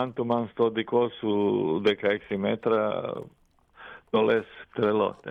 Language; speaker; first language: Greek; non-native, fluent; Croatian